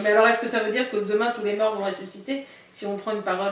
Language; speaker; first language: French; native; French